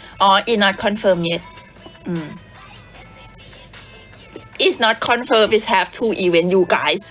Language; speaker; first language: English; non-native, learner; Thai